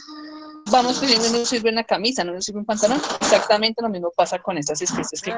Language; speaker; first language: Spanish; native; Spanish